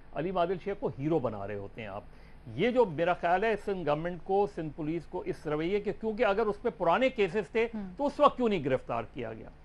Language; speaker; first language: Urdu; native; Urdu